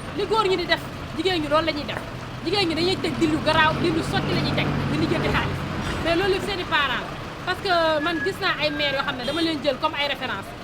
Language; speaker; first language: Wolof; native; Wolof